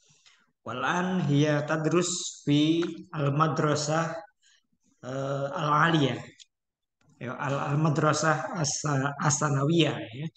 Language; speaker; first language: Arabic; non-native, fluent; Indonesian